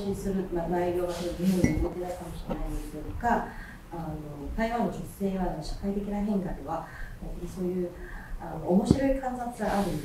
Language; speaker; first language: Japanese; non-native, fluent; Chinese